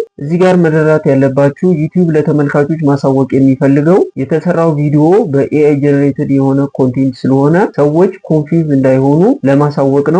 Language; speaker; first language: Amharic; native; Amharic